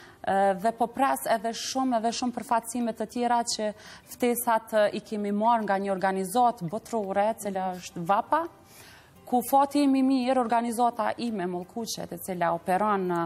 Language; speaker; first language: Albanian; native; Albanian